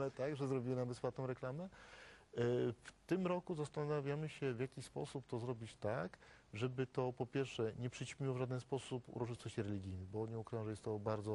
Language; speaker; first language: Polish; native; Polish